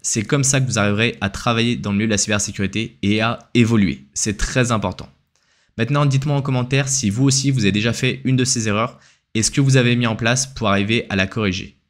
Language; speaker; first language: French; native; French